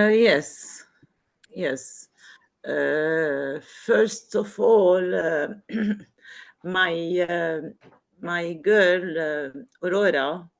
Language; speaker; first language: English; non-native, learner; Arabic